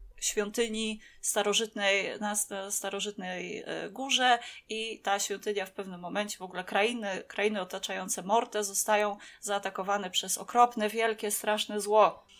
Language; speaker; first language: Polish; native; Polish